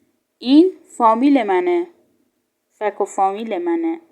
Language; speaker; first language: Persian; native; Persian